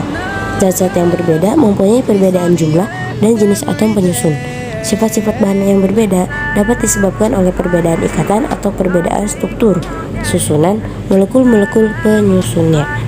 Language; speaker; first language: Indonesian; native; Indonesian